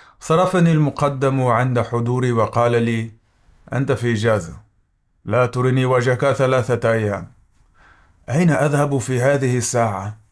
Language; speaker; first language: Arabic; non-native, learner; French